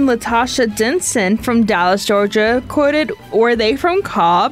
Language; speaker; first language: English; native; English